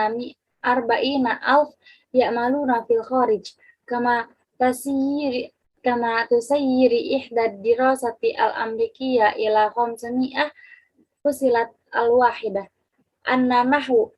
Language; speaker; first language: Arabic; non-native, learner; Indonesian